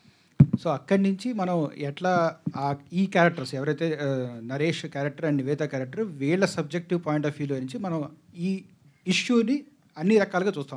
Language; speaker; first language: Telugu; native; Telugu